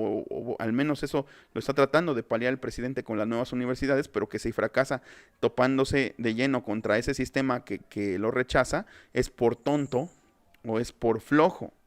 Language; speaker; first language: Spanish; native; Spanish